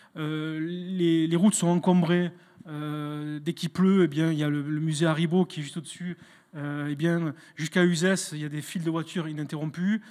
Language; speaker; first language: French; native; French